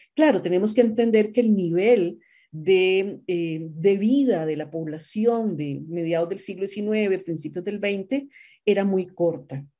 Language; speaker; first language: Spanish; native; Spanish